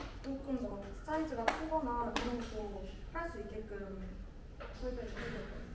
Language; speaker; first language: Korean; native; Korean